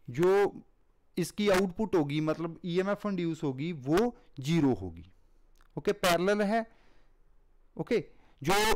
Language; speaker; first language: Hindi; non-native, local second language; Punjabi